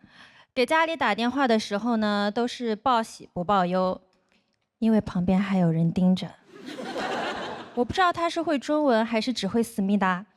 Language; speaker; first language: Chinese; native; Chinese